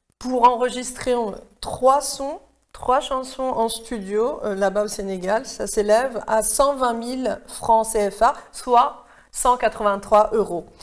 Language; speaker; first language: French; native; French